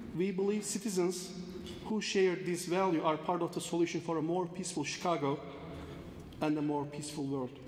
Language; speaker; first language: English; non-native, fluent; Turkish